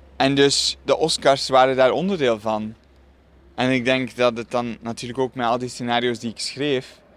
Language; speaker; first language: Dutch; native; Dutch